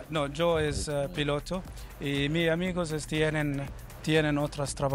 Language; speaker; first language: Spanish; non-native, learner; Arabic